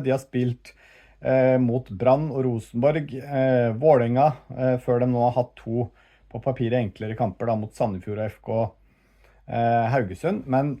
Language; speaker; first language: Norwegian; native; Norwegian